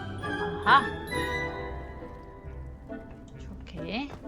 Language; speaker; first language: Turkish; non-native, learner; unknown